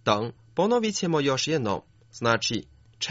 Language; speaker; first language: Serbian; non-native, fluent; Chinese